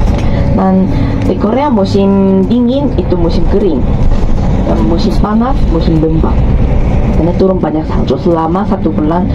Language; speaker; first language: Indonesian; non-native, fluent; Korean